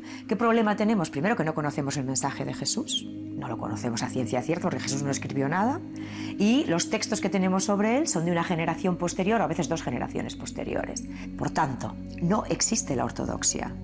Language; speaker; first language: Spanish; native; Spanish